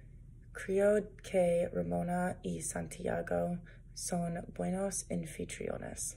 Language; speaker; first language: Spanish; non-native, learner; English